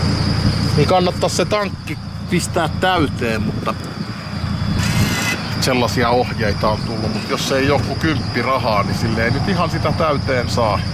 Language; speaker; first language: Finnish; native; Finnish